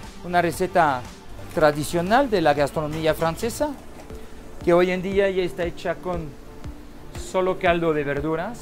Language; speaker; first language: Spanish; non-native, fluent; French